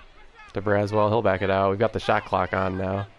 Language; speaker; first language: English; native; English